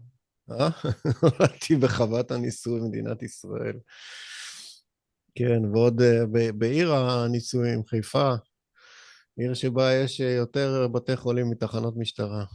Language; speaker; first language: Hebrew; native; Hebrew